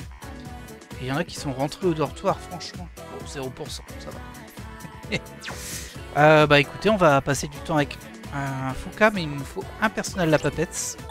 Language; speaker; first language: French; native; French